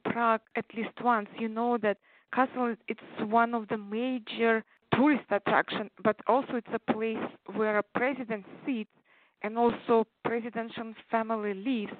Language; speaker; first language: English; non-native, fluent; Tatar